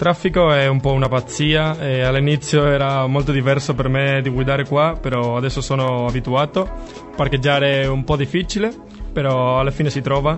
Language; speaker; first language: Italian; non-native, learner; Spanish